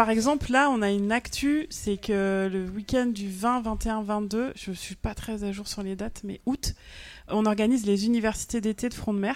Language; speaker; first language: French; native; French